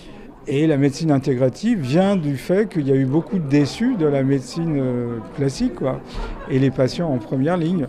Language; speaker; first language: French; native; French